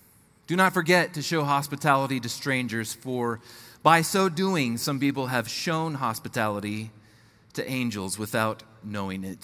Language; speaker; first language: English; native; English